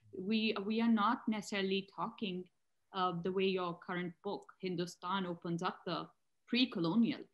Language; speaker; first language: English; non-native, local second language; Urdu